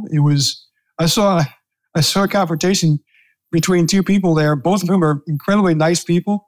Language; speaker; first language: English; native; English